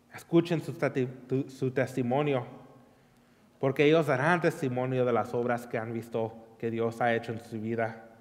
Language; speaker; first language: Spanish; early bilingual, heritage; Spanish